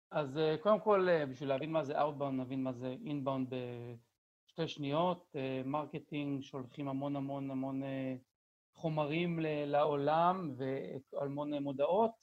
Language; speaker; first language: Hebrew; native; Hebrew